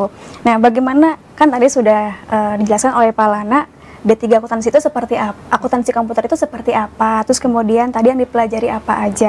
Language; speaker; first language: Indonesian; native; Indonesian